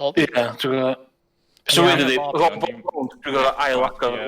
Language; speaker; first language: Welsh; native; Welsh